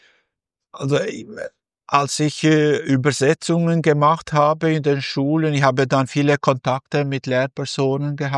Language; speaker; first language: German; non-native, fluent; Albanian